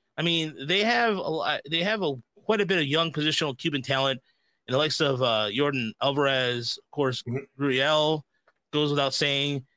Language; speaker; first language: English; native; English